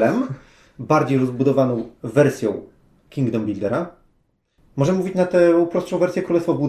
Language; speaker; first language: Polish; native; Polish